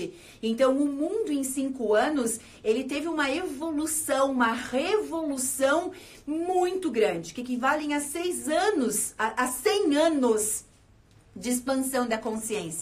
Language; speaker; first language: Portuguese; native; Portuguese